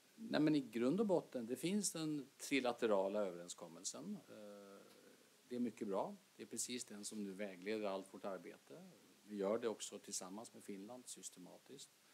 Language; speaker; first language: Swedish; native; Swedish